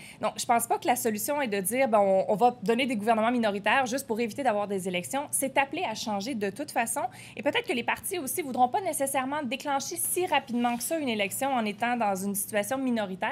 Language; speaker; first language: French; native; French